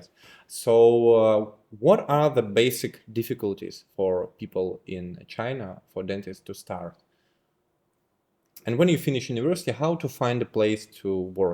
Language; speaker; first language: English; non-native, fluent; Russian